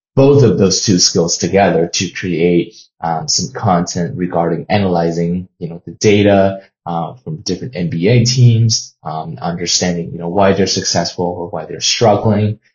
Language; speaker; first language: English; non-native, fluent; Chinese